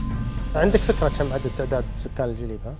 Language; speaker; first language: Arabic; native; Arabic